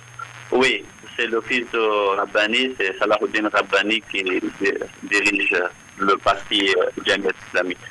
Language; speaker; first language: French; non-native, fluent; Persian